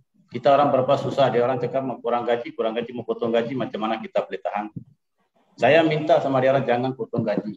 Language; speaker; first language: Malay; non-native, local second language; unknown